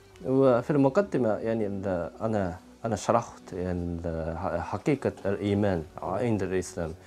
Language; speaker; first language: Arabic; non-native, learner; Japanese